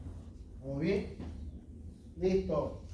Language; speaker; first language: Spanish; native; Spanish